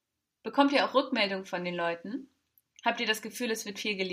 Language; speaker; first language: German; native; German